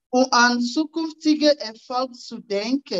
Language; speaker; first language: German; non-native, fluent; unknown